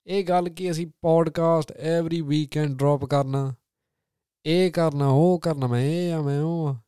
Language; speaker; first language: Punjabi; early bilingual, heritage; Punjabi